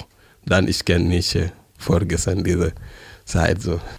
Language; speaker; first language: German; non-native, learner; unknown